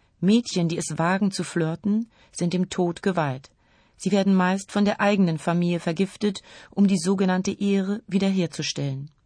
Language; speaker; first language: German; native; German